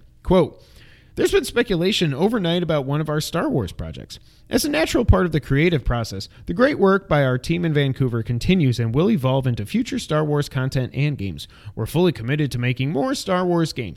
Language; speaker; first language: English; native; English